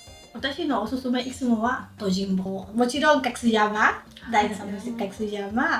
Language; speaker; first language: Japanese; non-native, learner; Spanish